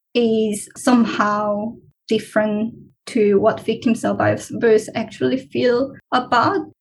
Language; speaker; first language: English; non-native, fluent; Korean